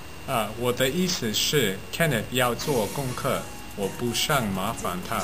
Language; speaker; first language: Chinese; non-native, learner; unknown